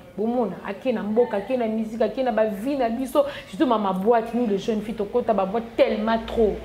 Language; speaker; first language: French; non-native, local second language; Lingala